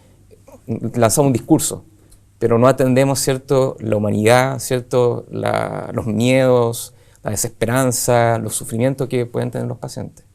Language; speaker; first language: Spanish; native; Spanish